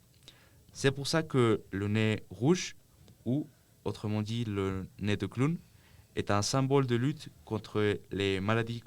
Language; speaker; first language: French; non-native, fluent; Spanish